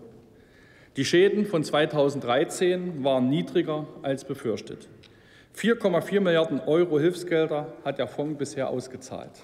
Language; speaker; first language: German; native; German